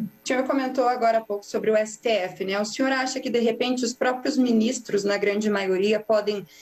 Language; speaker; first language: Portuguese; native; Portuguese